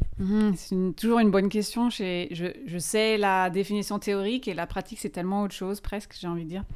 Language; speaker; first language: French; native; French